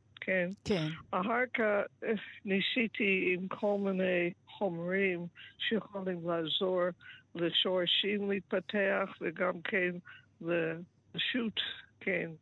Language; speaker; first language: Hebrew; non-native, fluent; English